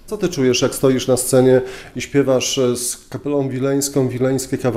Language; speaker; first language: Polish; native; Polish